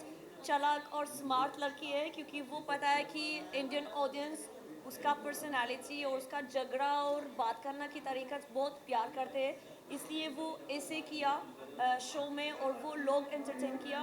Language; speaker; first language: Hindi; non-native, learner; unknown